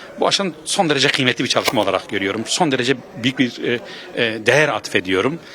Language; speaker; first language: Turkish; non-native, local second language; Kurdish